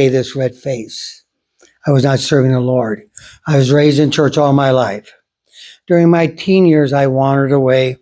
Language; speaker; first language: English; native; English